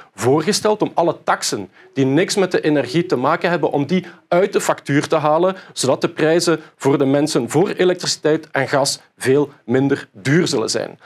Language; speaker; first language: Dutch; native; Dutch